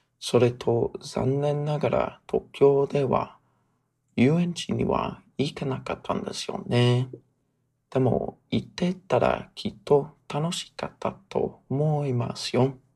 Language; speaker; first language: Japanese; non-native, learner; English